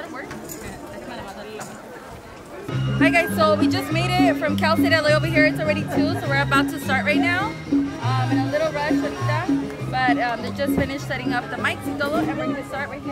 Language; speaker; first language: English; early bilingual, other home language; Spanish